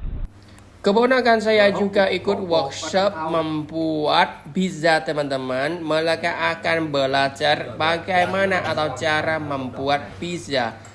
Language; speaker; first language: Indonesian; non-native, learner; Vietnamese